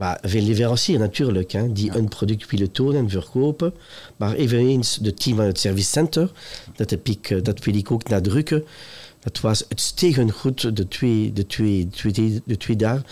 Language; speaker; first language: Dutch; non-native, local second language; French